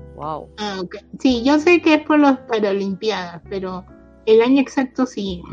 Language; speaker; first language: Spanish; native; Spanish